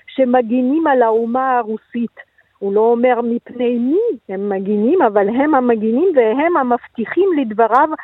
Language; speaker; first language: Hebrew; non-native, fluent; Russian